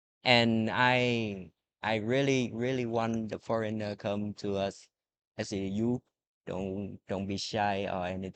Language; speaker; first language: English; non-native, learner; Vietnamese